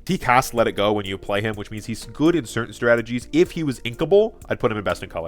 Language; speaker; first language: English; native; English